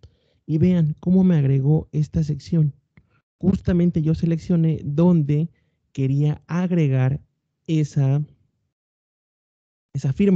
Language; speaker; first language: Spanish; native; Spanish